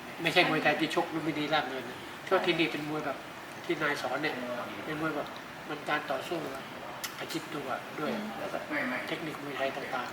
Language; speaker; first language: Thai; native; Thai